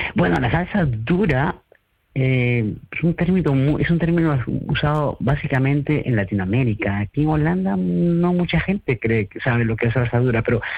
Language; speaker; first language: Spanish; native; Spanish